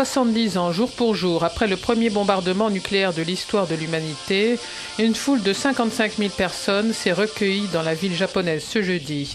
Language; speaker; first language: French; native; French